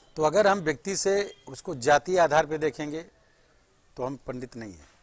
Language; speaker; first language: Hindi; native; Hindi